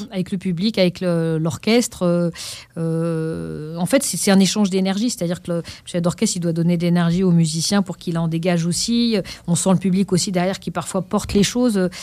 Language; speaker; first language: French; native; French